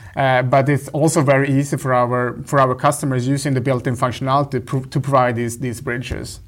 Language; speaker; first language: English; non-native, fluent; Swedish